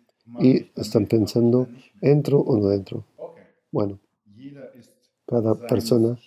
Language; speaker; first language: Spanish; non-native, fluent; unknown